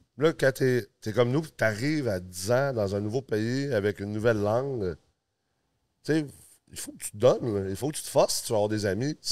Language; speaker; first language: French; early bilingual, other home language; English